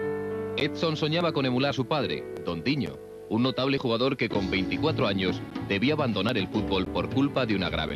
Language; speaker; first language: Spanish; native; Spanish